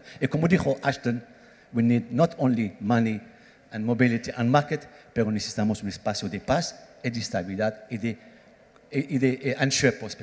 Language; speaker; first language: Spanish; non-native, fluent; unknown